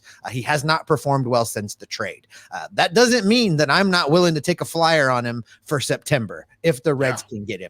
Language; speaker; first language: English; native; English